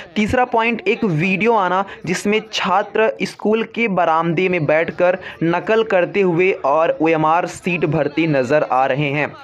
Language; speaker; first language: Hindi; native; Hindi